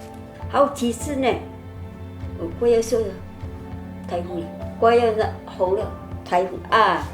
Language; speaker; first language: Chinese; non-native, local second language; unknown